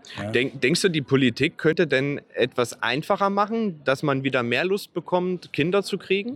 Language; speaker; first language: German; native; German